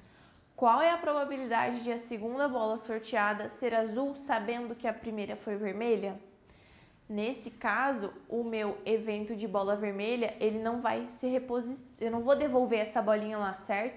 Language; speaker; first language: Portuguese; native; Portuguese